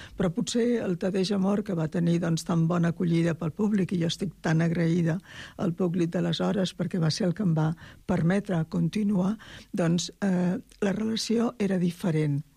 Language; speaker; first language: Catalan; native; Catalan